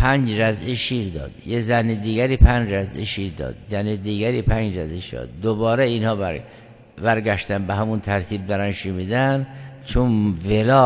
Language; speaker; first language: Persian; native; Persian